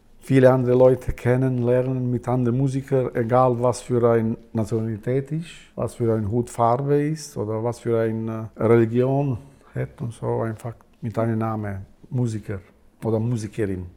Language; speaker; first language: German; non-native, learner; Albanian